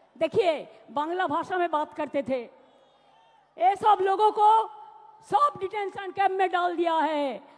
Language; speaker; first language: Hindi; non-native, local second language; Bangla